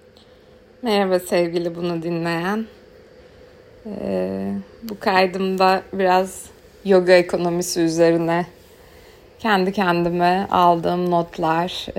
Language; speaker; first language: Turkish; native; Turkish